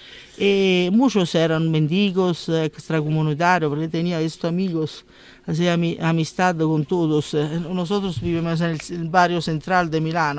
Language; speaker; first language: Spanish; non-native, learner; Italian